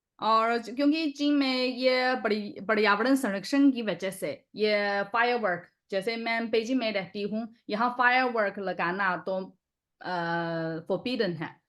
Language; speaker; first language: Hindi; non-native, fluent; Chinese